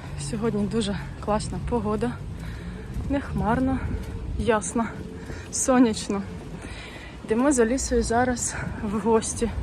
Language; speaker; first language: Ukrainian; non-native, local second language; Russian